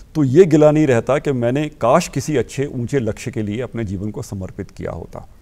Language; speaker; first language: Hindi; native; Hindi